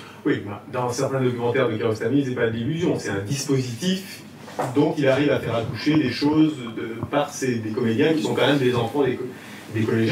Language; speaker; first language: French; native; French